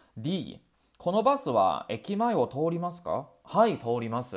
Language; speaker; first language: Japanese; non-native, fluent; Chinese